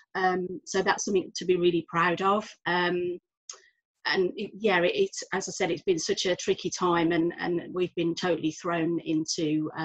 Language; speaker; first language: English; native; English